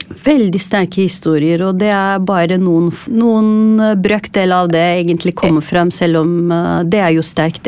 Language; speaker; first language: Norwegian; non-native, fluent; Turkish